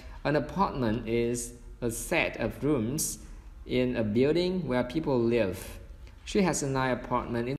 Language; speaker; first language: English; non-native, fluent; Vietnamese